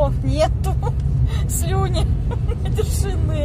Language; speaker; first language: Russian; native; Russian